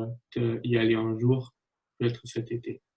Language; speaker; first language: French; non-native, fluent; German